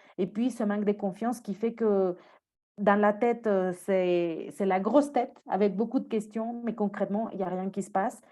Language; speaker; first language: French; non-native, fluent; Spanish